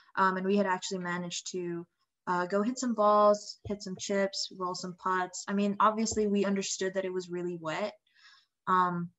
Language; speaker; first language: English; non-native, fluent; Indonesian